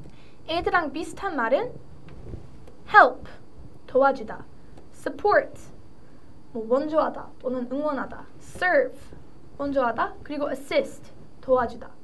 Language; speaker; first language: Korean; early bilingual, heritage; English